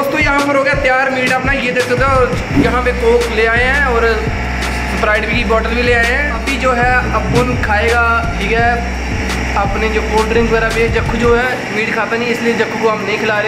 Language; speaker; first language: Hindi; non-native, local second language; Dogri